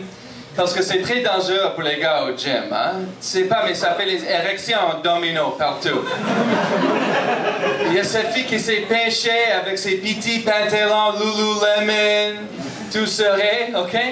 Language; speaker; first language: French; non-native, local second language; English